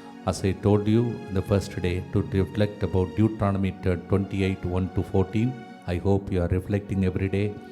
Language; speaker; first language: English; non-native, local second language; Telugu